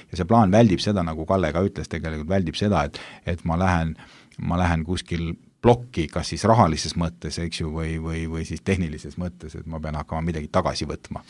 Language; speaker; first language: Estonian; native; Estonian